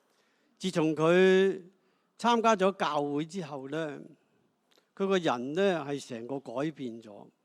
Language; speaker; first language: Cantonese; native; Cantonese